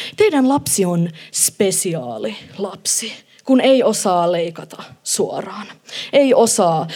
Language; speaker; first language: Finnish; non-native, local second language; Swedish